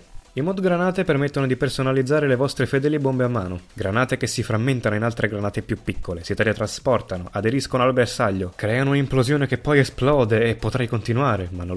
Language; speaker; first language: Italian; native; Italian